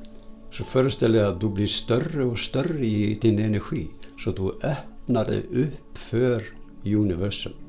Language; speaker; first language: Swedish; non-native, fluent; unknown